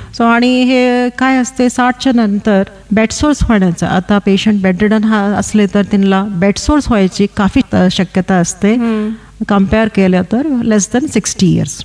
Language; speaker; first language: Marathi; non-native, local second language; Kannada